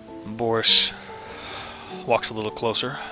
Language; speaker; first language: English; native; English